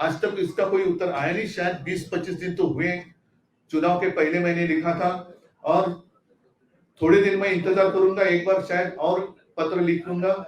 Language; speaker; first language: Hindi; non-native, local second language; Marathi